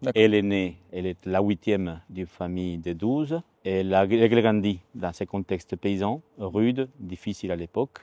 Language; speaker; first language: French; non-native, fluent; Spanish